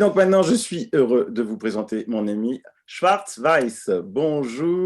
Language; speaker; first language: French; native; French